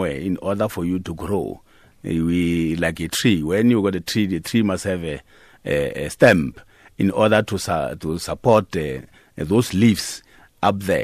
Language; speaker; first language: English; non-native, local second language; Northern Sotho